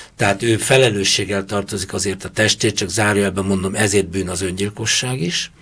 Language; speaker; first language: Hungarian; native; Hungarian